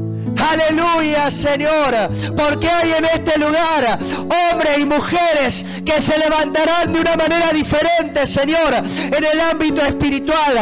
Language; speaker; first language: Spanish; native; Spanish